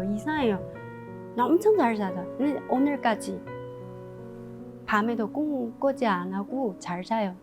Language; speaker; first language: Korean; non-native, learner; Chinese